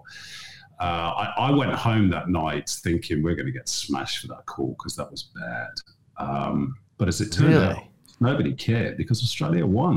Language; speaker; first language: English; native; English